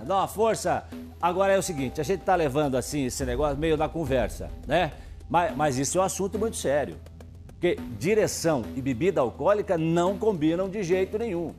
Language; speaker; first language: Portuguese; native; Portuguese